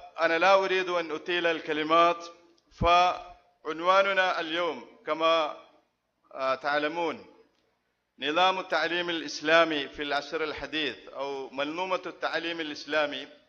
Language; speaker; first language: Arabic; non-native, fluent; Malayalam